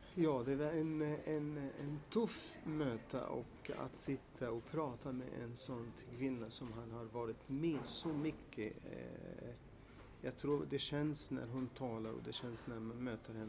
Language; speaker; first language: Swedish; non-native, fluent; Arabic